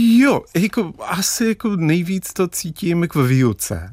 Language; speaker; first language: Czech; non-native, fluent; English